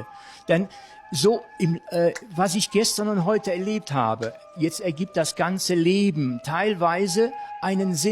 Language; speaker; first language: German; non-native, fluent; English